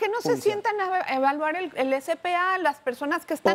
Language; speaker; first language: Spanish; native; Spanish